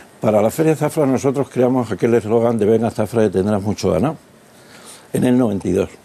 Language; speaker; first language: Spanish; native; Spanish